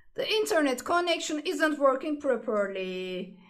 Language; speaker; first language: English; non-native, fluent; Turkish